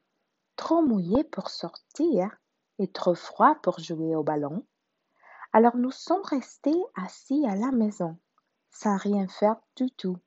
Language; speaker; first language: French; non-native, learner; Spanish